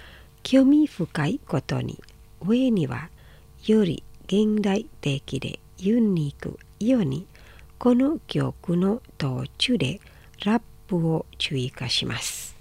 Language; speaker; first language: Japanese; non-native, fluent; Indonesian